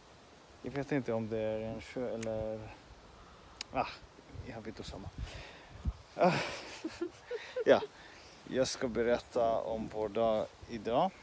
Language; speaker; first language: Swedish; non-native, learner; Finnish